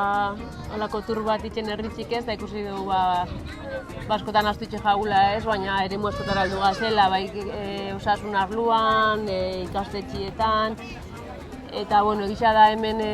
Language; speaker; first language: Basque; native; Basque